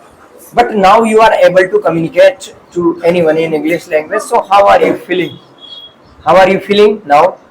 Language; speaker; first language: English; non-native, fluent; Hindi